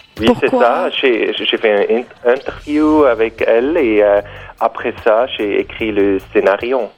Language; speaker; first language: French; non-native, learner; German